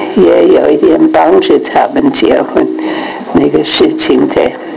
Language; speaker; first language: Chinese; non-native, fluent; English